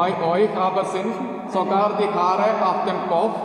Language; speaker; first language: German; non-native, learner; Malayalam